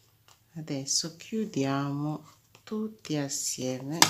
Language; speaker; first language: Italian; non-native, fluent; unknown